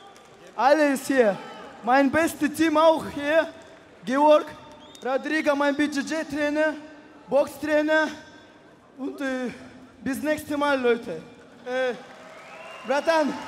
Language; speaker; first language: German; non-native, learner; Russian